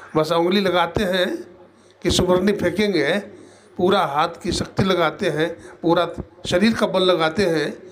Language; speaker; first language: Hindi; native; Hindi